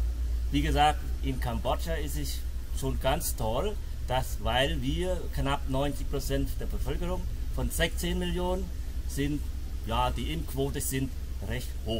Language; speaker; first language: German; non-native, fluent; Khmer